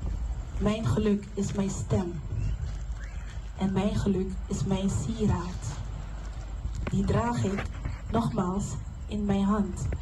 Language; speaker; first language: Dutch; non-native, local second language; Papiamento